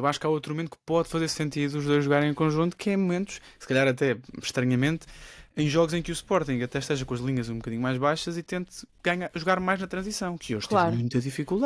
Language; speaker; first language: Portuguese; native; Portuguese